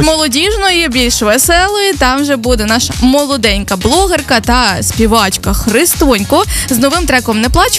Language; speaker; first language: Ukrainian; native; Ukrainian